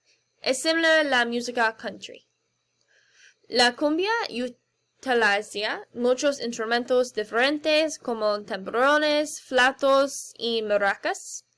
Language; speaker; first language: Spanish; non-native, learner; English